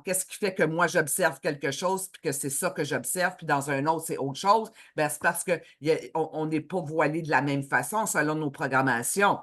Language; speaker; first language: French; native; French